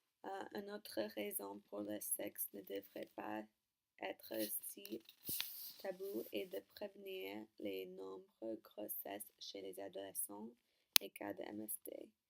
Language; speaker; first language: French; non-native, learner; English